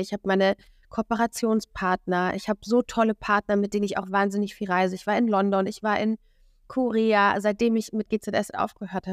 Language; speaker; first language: German; native; German